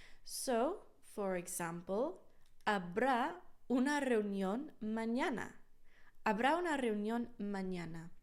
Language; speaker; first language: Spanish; non-native, fluent; English